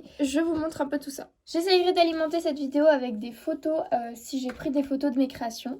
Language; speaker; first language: French; native; French